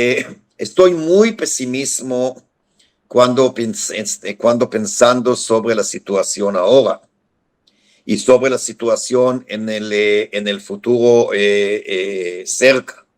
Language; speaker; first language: Spanish; non-native, fluent; Hebrew